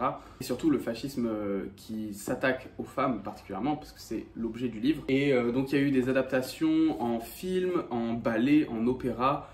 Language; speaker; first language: French; native; French